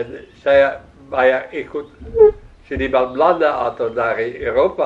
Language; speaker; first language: Indonesian; non-native, learner; Dutch